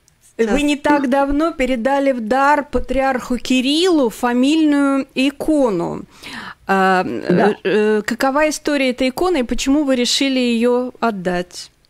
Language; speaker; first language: Russian; native; Russian